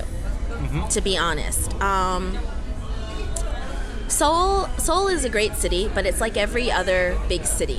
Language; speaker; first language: English; native; English